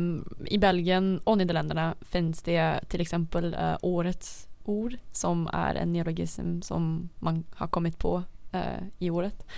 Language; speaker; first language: Swedish; non-native, fluent; Dutch